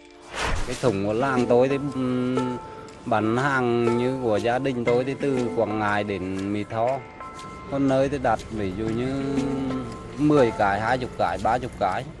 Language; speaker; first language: Vietnamese; native; Vietnamese